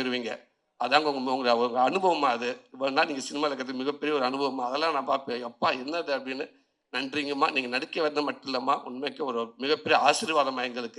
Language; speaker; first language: Tamil; native; Tamil